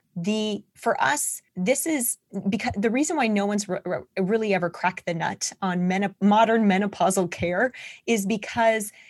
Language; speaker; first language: English; native; English